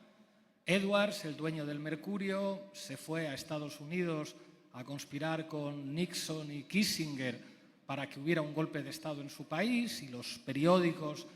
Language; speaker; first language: Spanish; native; Spanish